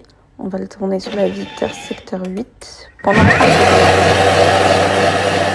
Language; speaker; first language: French; native; French